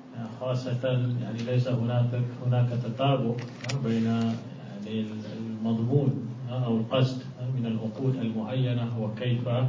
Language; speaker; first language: Arabic; non-native, fluent; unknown